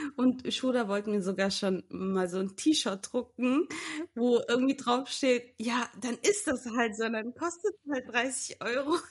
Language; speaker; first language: German; early bilingual, other home language; Turkish